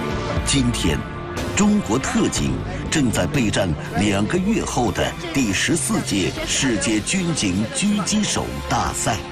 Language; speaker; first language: Chinese; native; Chinese